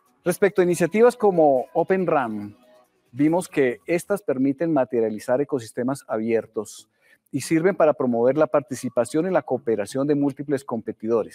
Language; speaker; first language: Spanish; native; Spanish